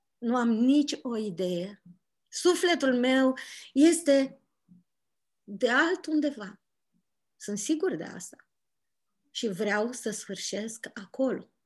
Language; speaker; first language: Romanian; native; Romanian